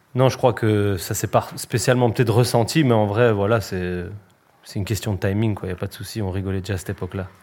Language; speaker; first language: French; early bilingual, other home language; Spanish